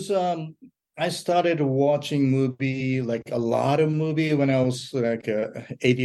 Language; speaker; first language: English; early bilingual, other home language; Japanese